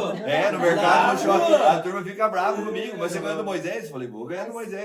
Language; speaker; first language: Portuguese; native; Portuguese